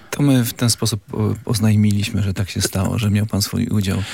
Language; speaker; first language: Polish; native; Polish